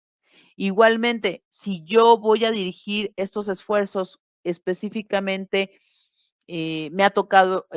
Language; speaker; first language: Spanish; native; Spanish